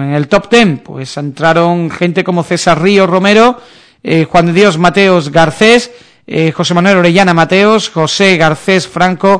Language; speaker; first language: Spanish; native; Spanish